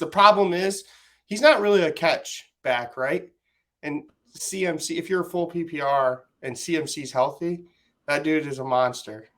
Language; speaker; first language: English; native; English